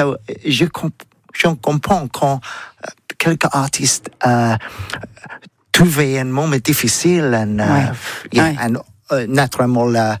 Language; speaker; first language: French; non-native, learner; English